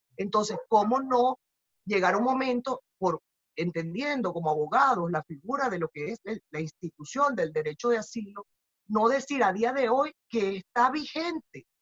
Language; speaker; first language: Spanish; native; Spanish